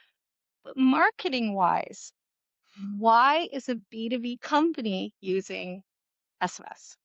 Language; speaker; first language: English; native; English